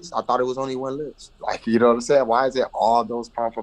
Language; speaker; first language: English; native; English